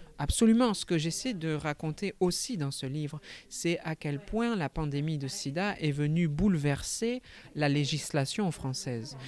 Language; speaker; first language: French; native; French